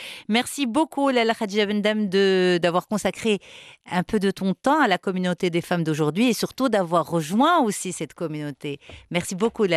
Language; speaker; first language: French; non-native, local second language; Arabic